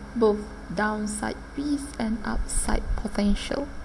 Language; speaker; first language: English; non-native, local second language; Malay